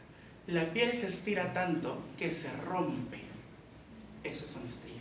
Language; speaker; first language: Spanish; native; Spanish